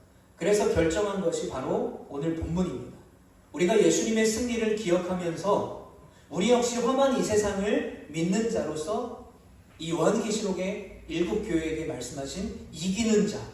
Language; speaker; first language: Korean; native; Korean